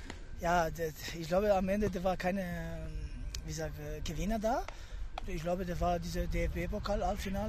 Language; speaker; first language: German; non-native, fluent; Albanian